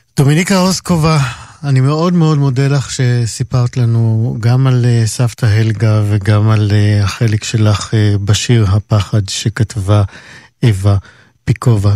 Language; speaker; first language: Hebrew; native; Hebrew